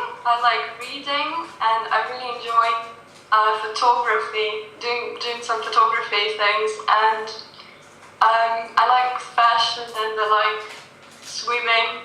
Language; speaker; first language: English; non-native, fluent; Russian